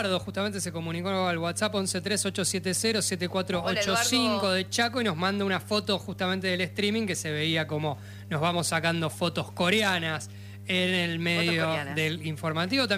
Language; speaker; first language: Spanish; native; Spanish